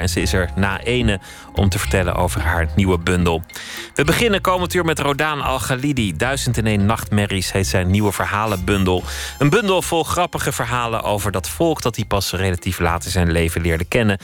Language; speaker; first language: Dutch; native; Dutch